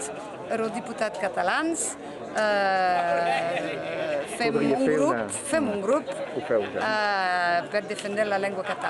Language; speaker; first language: Catalan; non-native, learner; French